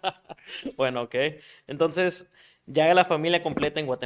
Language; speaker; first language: Spanish; native; Spanish